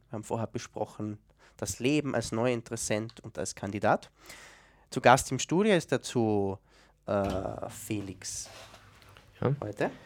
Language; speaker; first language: German; native; German